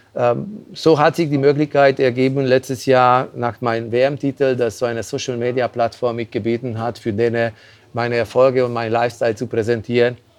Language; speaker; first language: German; non-native, fluent; Hungarian